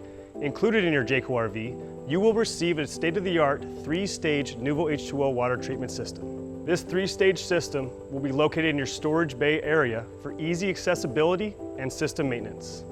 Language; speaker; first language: English; native; English